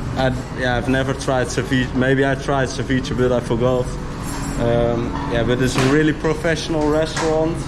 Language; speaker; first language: English; non-native, fluent; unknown